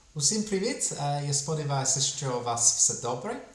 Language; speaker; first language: Ukrainian; non-native, fluent; English